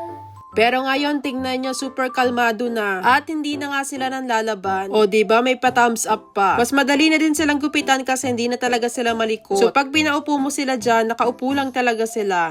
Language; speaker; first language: Filipino; native; Filipino